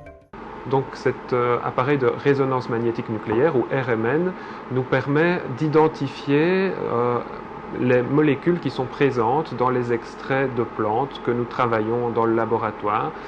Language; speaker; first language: French; native; French